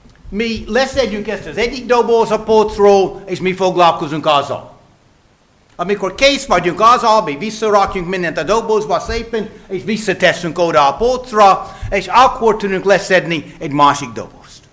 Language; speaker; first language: Hungarian; non-native, fluent; English